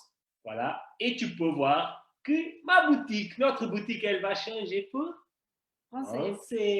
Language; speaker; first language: French; non-native, fluent; Portuguese